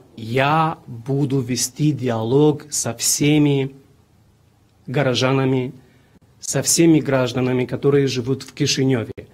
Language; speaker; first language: Russian; non-native, local second language; Romanian